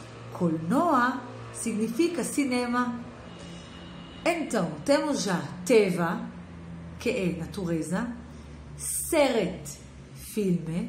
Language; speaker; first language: Portuguese; non-native, fluent; Hebrew